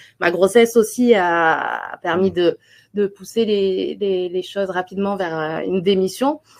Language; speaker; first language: French; native; French